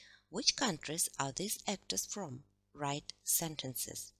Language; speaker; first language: English; non-native, fluent; Russian